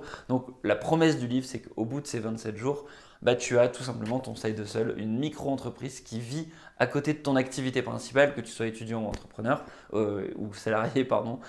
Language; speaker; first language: French; native; French